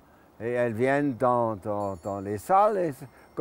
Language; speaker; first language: French; non-native, local second language; German